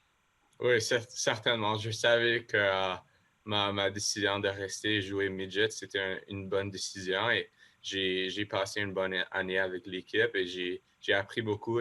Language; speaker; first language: French; non-native, local second language; English